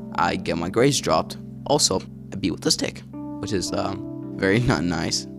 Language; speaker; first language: English; early bilingual, other home language; Arabic